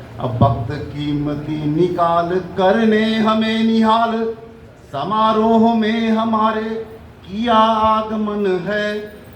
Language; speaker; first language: Hindi; native; Hindi